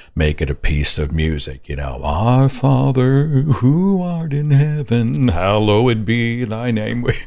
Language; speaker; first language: English; native; English